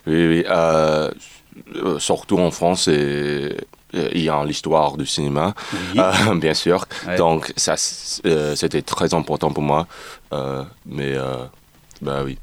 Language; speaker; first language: French; non-native, learner; English